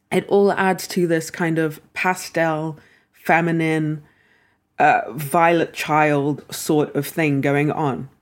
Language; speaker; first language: English; native; English